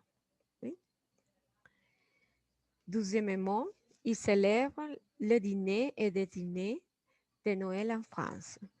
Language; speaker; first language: French; non-native, fluent; Spanish